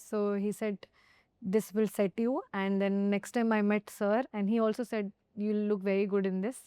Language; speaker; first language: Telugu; non-native, fluent; Hindi